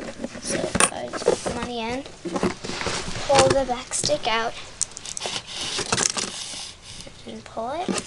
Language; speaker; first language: English; native; English